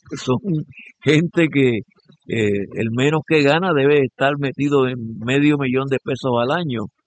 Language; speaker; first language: Spanish; native; Spanish